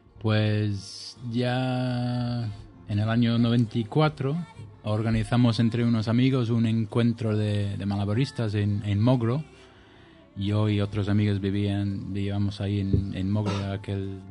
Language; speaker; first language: Spanish; non-native, fluent; English